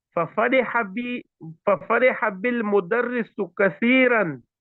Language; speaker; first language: Arabic; non-native, fluent; Hindi